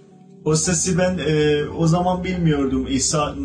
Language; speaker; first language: Turkish; non-native, local second language; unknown